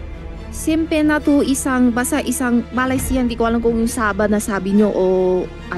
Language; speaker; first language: Filipino; non-native, learner; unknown